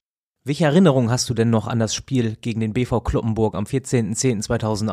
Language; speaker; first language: German; native; German